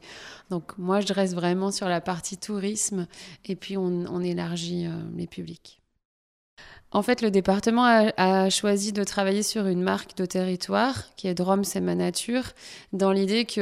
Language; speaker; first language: French; native; French